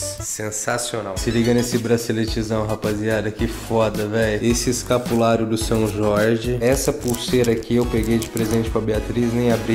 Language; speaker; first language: Portuguese; native; Portuguese